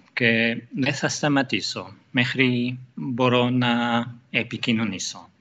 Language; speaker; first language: Greek; non-native, fluent; German